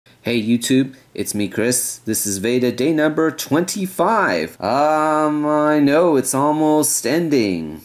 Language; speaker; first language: English; native; English